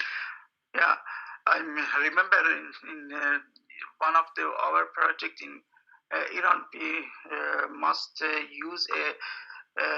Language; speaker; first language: English; non-native, fluent; Persian